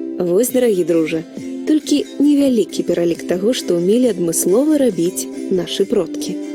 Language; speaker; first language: Belarusian; native; Belarusian